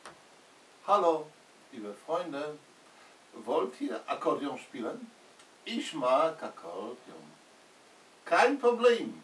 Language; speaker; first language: German; non-native, learner; Polish